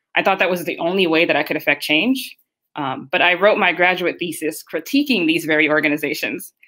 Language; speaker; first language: English; early bilingual, other home language; Haitian Creole